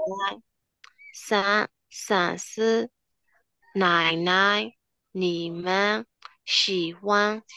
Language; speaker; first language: Chinese; non-native, learner; Burmese